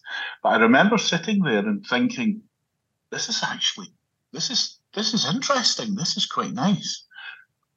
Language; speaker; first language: English; native; English